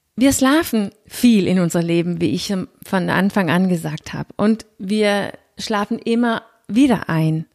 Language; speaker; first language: German; non-native, fluent; Danish